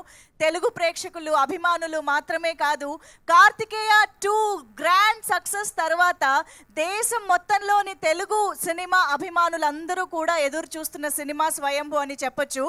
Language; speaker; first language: Telugu; native; Telugu